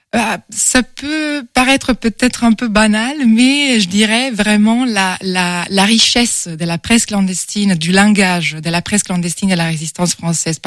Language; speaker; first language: French; non-native, fluent; Italian